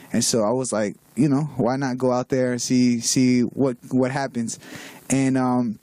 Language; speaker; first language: English; native; English